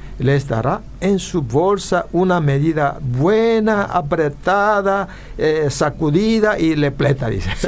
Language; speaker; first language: Spanish; non-native, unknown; Korean